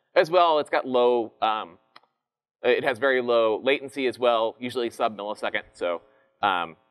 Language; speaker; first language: English; native; English